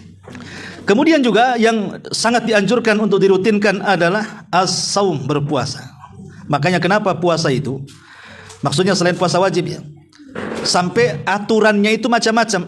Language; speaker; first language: Indonesian; native; Indonesian